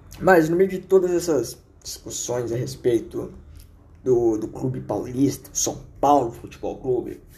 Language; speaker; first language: Portuguese; native; Portuguese